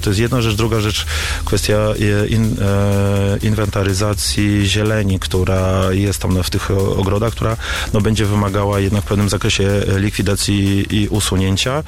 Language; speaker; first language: Polish; native; Polish